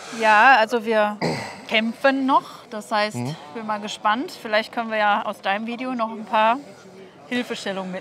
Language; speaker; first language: German; native; German